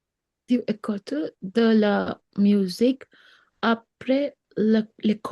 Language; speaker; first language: French; non-native, learner; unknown